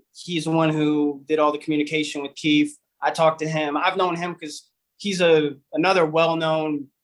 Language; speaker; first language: English; native; English